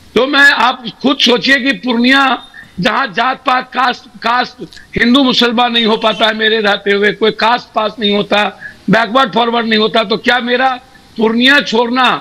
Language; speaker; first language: Hindi; native; Hindi